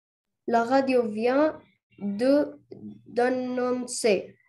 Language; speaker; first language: French; non-native, learner; Arabic